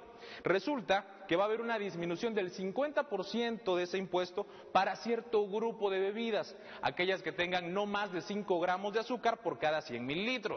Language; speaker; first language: Spanish; native; Spanish